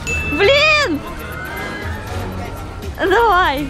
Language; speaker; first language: Russian; native; Russian